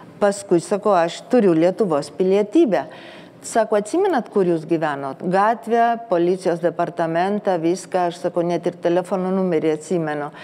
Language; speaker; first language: Lithuanian; early bilingual, heritage; Lithuanian